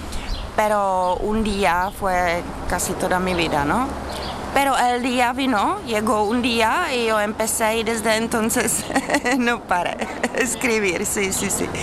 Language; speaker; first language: Spanish; non-native, fluent; Czech